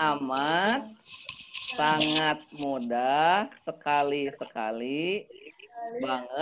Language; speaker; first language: Indonesian; native; Indonesian